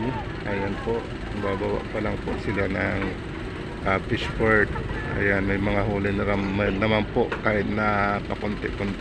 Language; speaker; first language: Filipino; non-native, local second language; Bikol